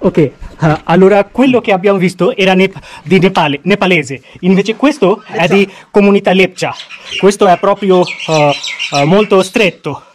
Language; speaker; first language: Italian; non-native, fluent; Bangla